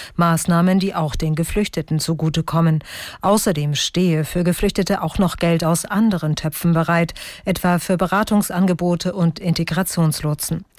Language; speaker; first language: German; native; German